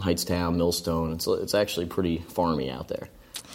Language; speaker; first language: English; native; English